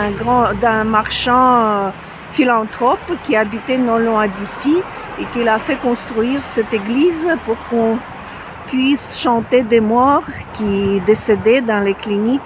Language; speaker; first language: French; non-native, fluent; Russian